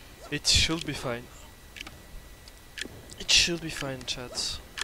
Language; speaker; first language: English; non-native, fluent; French